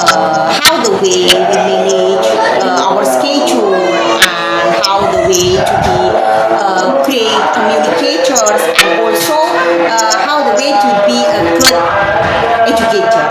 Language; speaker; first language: English; non-native, fluent; Javanese